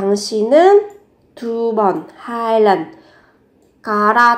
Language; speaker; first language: Korean; non-native, fluent; Vietnamese